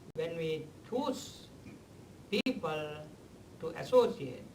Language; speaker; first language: English; non-native, local second language; Sinhala